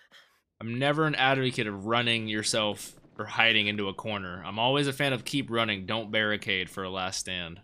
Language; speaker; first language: English; native; English